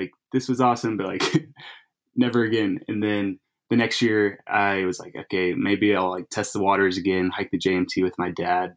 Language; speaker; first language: English; native; English